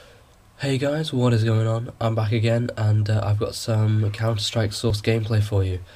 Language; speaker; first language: English; native; English